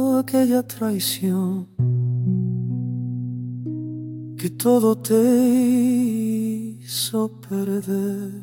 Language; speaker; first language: Spanish; native; Spanish